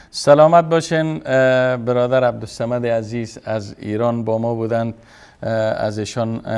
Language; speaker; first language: Persian; native; Persian